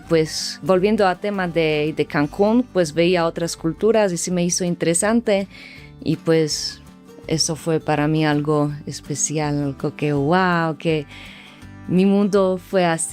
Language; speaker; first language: Spanish; non-native, fluent; Slovak